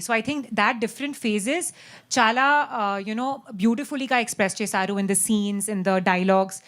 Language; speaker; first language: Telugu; non-native, learner; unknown